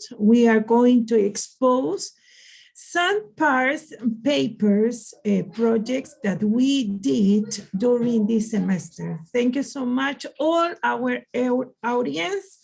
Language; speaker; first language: English; non-native, learner; Spanish